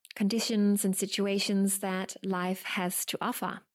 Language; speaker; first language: English; non-native, fluent; Danish